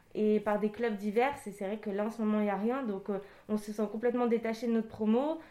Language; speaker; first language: French; native; French